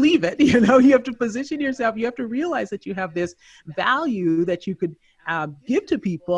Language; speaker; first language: English; native; English